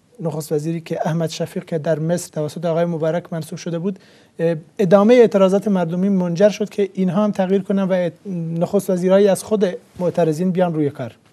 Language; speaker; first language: Persian; non-native, local second language; Central Kurdish